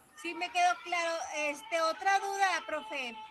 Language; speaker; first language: Spanish; native; Spanish